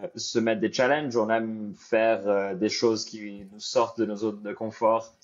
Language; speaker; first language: French; native; French